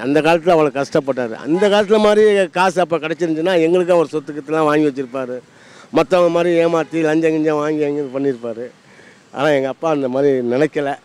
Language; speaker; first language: Tamil; native; Tamil